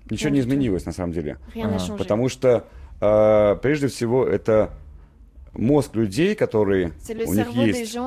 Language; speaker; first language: Russian; native; Russian